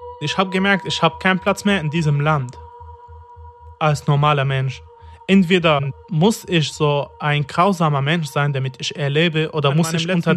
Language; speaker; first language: German; non-native, fluent; Arabic